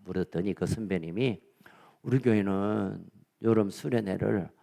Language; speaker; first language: Korean; native; Korean